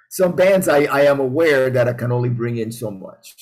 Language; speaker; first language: English; early bilingual, other home language; Spanish